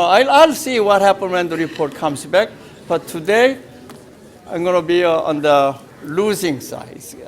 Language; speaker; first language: English; non-native, fluent; Korean